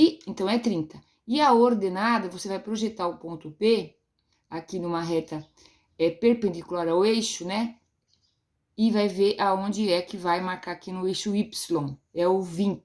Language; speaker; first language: Portuguese; native; Portuguese